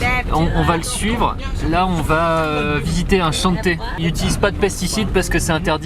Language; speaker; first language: French; native; French